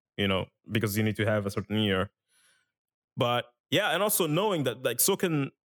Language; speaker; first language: English; non-native, fluent; Italian